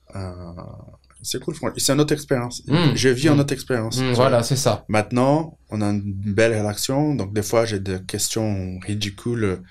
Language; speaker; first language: French; non-native, fluent; Portuguese